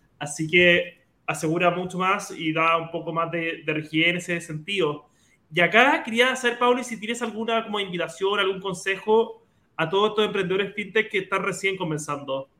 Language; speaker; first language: Spanish; native; Spanish